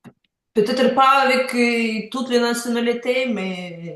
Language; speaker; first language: French; non-native, learner; Ukrainian